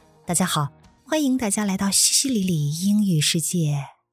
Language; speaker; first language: Chinese; native; Chinese